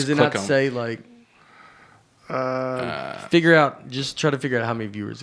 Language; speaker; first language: English; native; English